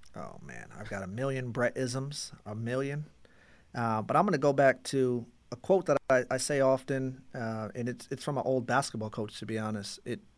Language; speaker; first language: English; native; English